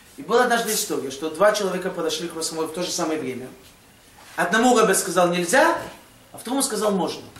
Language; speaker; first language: Russian; early bilingual, heritage; Russian